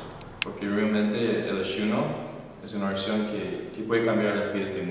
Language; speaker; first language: Spanish; non-native, fluent; English